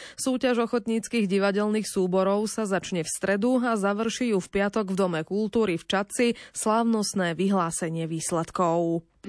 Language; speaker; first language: Slovak; native; Slovak